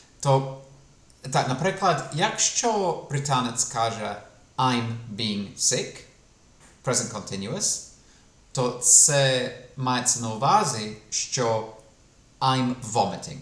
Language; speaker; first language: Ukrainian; non-native, fluent; English